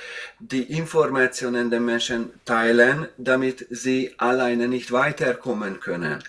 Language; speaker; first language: German; non-native, fluent; Hungarian